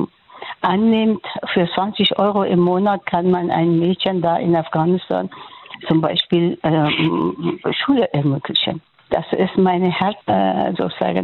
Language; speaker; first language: German; non-native, learner; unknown